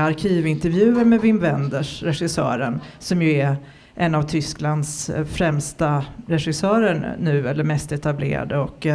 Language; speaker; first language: Swedish; native; Swedish